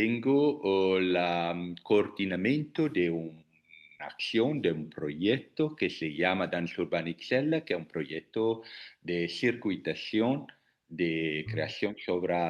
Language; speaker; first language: Spanish; non-native, learner; Italian